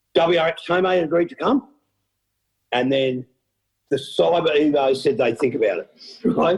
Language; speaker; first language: English; native; English